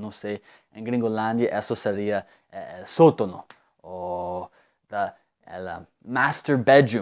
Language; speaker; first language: Spanish; non-native, fluent; English